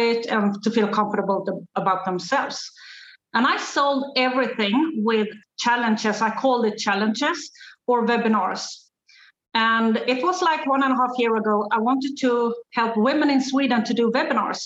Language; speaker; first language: English; non-native, fluent; Swedish